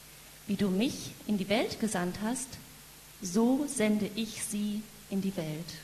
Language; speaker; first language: German; native; German